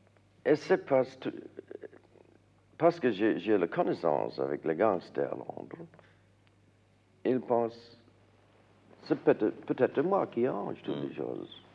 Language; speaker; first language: French; non-native, learner; English